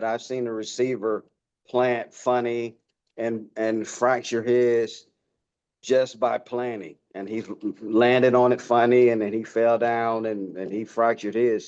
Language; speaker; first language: English; native; English